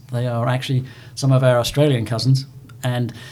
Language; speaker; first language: English; native; English